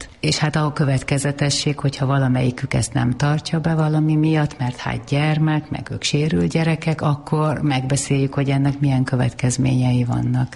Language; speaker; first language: Hungarian; native; Hungarian